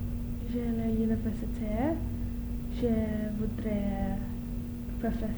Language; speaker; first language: French; non-native, learner; English